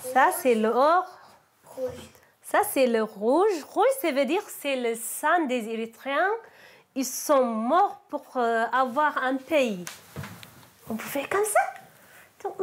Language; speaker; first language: French; non-native, learner; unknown